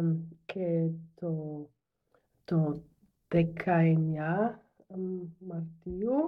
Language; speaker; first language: Greek; non-native, learner; German